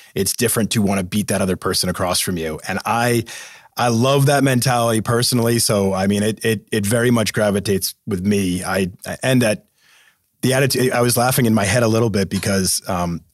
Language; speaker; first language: English; native; English